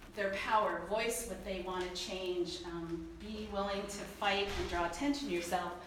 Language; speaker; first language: English; early bilingual, other home language; Chinese